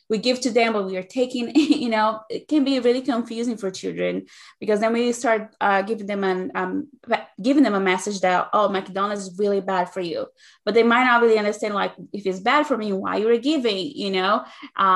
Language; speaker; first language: English; non-native, fluent; Portuguese